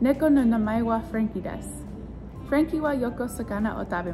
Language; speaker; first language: Japanese; non-native, learner; English